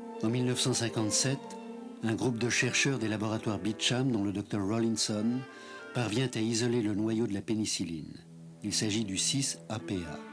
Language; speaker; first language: French; native; French